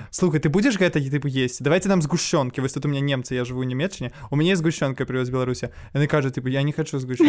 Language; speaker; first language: Belarusian; non-native, local second language; Russian